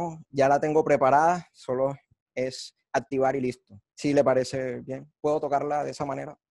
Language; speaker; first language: Spanish; native; Spanish